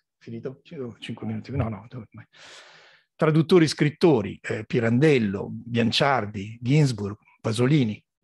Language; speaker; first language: Italian; native; Italian